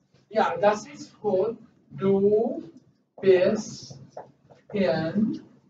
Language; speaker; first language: German; non-native, learner; English